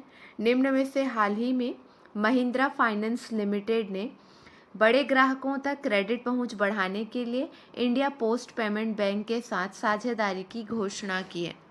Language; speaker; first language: Hindi; native; Hindi